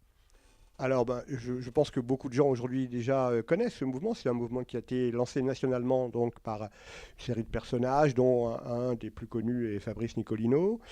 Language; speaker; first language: French; native; French